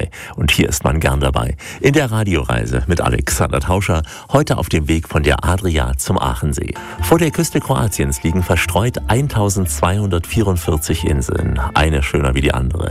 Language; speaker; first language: German; native; German